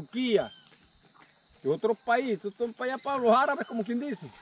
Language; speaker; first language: Spanish; native; Spanish